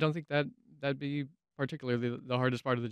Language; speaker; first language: English; native; English